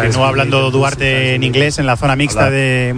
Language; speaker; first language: Spanish; native; Spanish